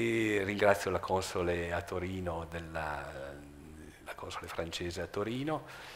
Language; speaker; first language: Italian; native; Italian